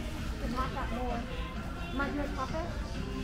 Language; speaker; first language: English; early bilingual, other home language; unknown